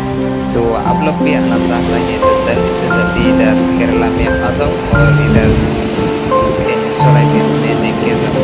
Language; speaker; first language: Hindi; non-native, local second language; Assamese